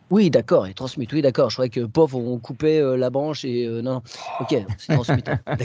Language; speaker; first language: French; native; French